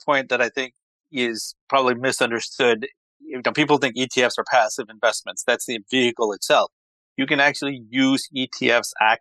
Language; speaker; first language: English; native; English